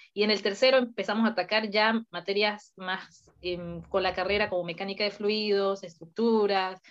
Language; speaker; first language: Spanish; native; Spanish